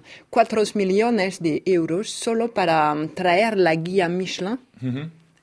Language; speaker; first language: Spanish; non-native, fluent; French